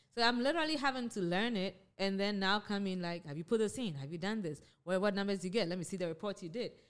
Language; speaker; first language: English; non-native, local second language; Akan